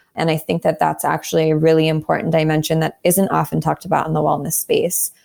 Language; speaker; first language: English; native; English